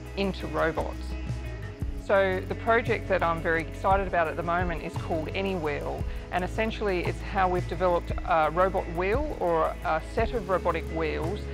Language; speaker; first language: English; native; English